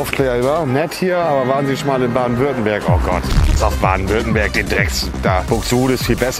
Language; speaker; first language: German; native; German